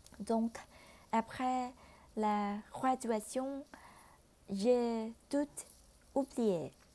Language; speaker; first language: French; non-native, learner; Vietnamese